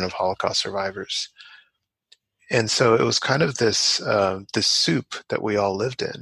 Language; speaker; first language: English; native; English